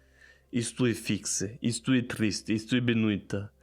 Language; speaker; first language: Portuguese; non-native, learner; German